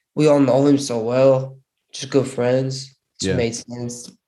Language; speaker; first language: English; early bilingual, other home language; Hindi